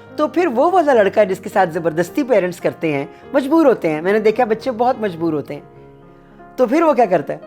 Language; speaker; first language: Urdu; native; Urdu